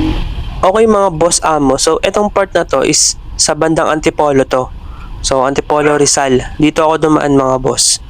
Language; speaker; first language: Filipino; native; Filipino